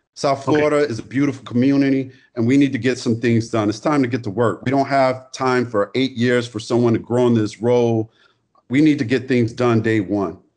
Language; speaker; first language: English; native; English